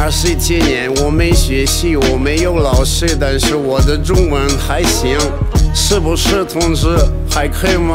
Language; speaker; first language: Chinese; non-native, learner; Russian